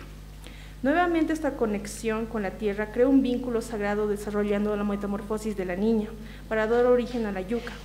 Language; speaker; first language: Spanish; native; Spanish